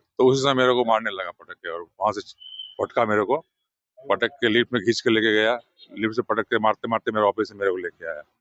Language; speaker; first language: Hindi; non-native, local second language; Gujarati